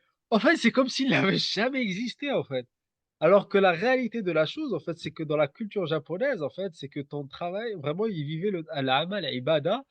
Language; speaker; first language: French; native; French